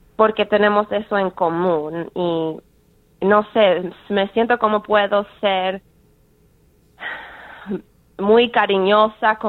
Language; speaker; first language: Spanish; early bilingual, heritage; Spanish